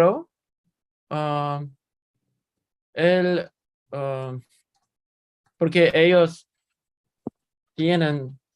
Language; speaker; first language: Spanish; non-native, learner; Russian